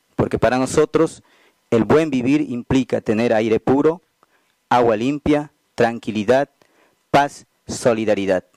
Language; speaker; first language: Spanish; native; Spanish